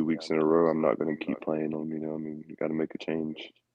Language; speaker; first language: English; native; English